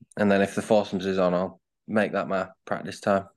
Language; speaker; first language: English; native; English